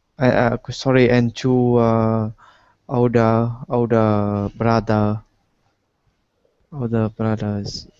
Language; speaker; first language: English; non-native, learner; Vietnamese